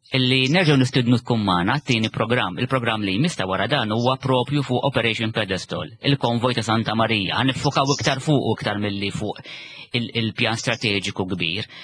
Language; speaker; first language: Maltese; native; Maltese